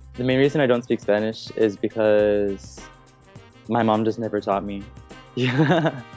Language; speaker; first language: English; native; English